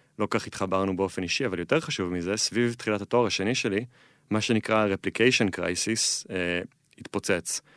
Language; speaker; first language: Hebrew; native; Hebrew